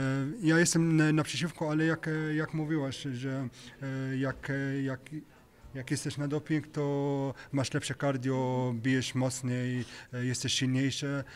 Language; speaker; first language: Polish; non-native, learner; French